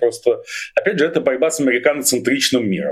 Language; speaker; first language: Russian; native; Russian